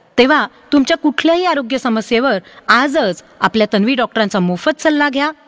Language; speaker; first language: Marathi; native; Marathi